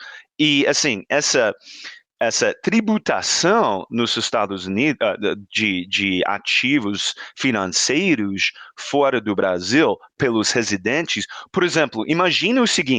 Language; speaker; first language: Portuguese; non-native, fluent; English